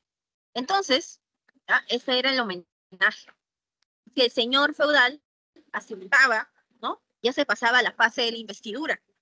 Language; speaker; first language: Spanish; native; Spanish